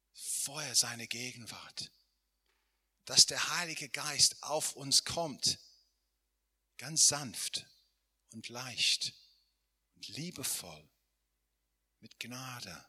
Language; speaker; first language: German; non-native, fluent; English